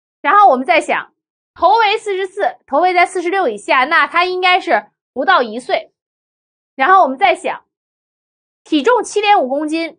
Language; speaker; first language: Chinese; native; Chinese